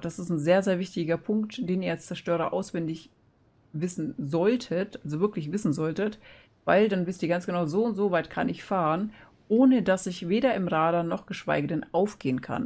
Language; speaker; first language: German; native; German